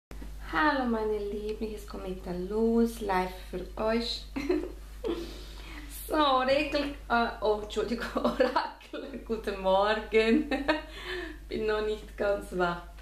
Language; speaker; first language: German; non-native, fluent; Spanish